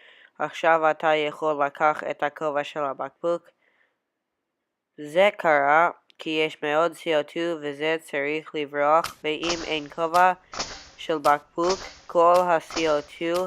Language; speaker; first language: Hebrew; non-native, learner; English